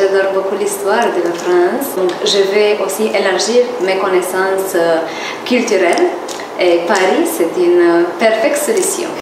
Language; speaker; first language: French; non-native, fluent; Romanian